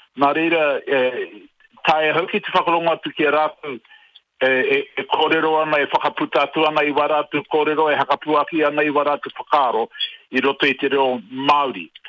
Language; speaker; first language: Māori; native; Māori